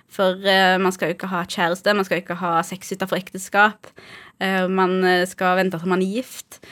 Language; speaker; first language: Norwegian; native; Norwegian